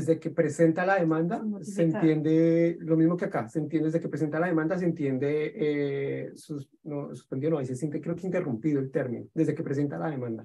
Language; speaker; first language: Spanish; native; Spanish